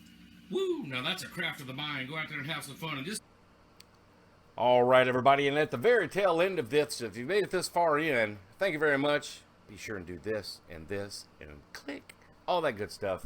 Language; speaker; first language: English; native; English